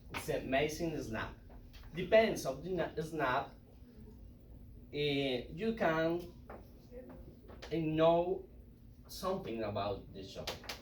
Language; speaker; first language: English; non-native, learner; Spanish